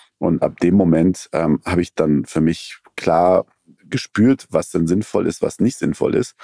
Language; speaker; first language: German; early bilingual, other home language; Persian